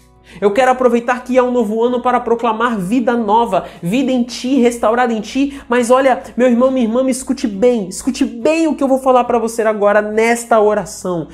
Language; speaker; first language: Portuguese; native; Portuguese